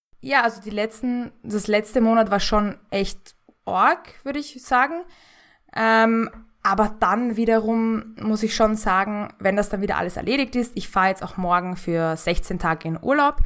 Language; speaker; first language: German; native; German